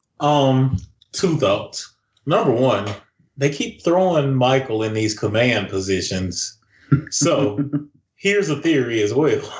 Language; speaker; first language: English; native; English